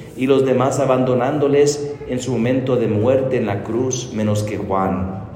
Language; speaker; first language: Spanish; non-native, fluent; English